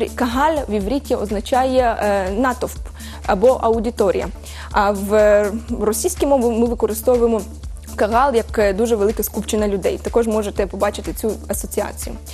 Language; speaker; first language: Ukrainian; early bilingual, heritage; Ukrainian